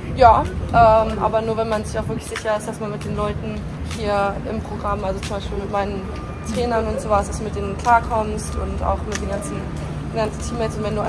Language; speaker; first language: German; native; German